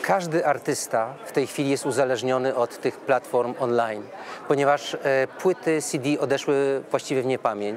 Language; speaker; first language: Polish; native; Polish